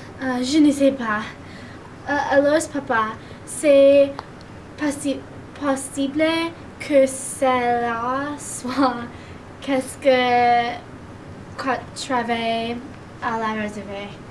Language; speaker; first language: French; non-native, learner; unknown